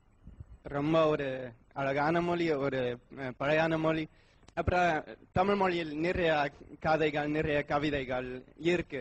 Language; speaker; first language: Tamil; non-native, learner; German